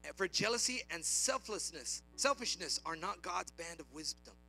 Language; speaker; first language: English; early bilingual, other home language; Spanish